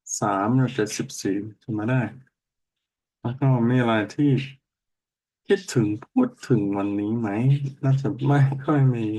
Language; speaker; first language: Thai; non-native, learner; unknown